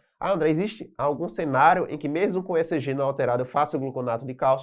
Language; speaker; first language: Portuguese; native; Portuguese